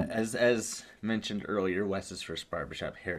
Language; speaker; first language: English; native; English